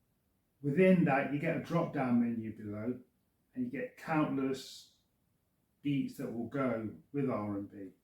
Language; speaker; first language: English; native; English